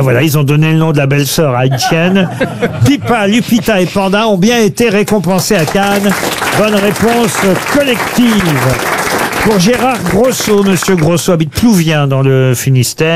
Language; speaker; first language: French; native; French